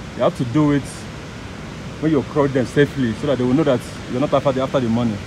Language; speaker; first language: English; non-native, local second language; Igbo